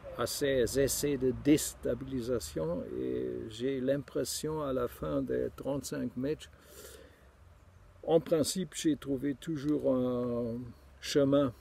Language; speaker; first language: French; non-native, fluent; German